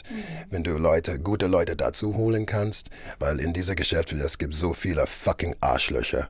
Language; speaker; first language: German; non-native, fluent; English